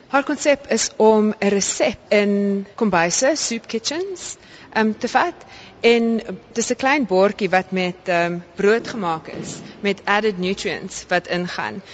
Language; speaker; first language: Afrikaans; early bilingual, heritage; Afrikaans